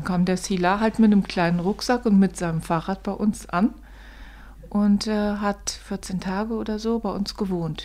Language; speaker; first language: German; native; German